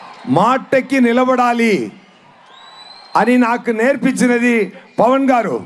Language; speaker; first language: Telugu; non-native, learner; Tamil